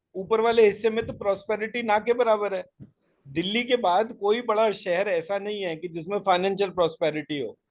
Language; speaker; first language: Hindi; native; Hindi